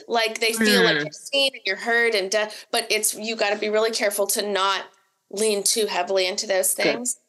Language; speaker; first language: English; native; English